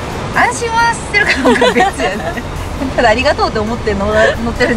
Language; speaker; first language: Japanese; native; Japanese